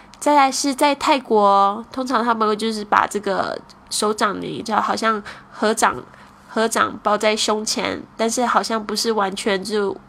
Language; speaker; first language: Chinese; native; Chinese